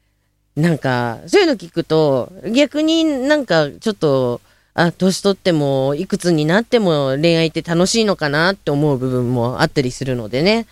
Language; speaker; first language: Japanese; native; Japanese